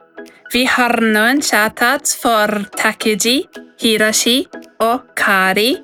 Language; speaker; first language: Norwegian; non-native, fluent; English